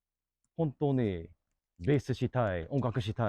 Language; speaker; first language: Japanese; non-native, learner; English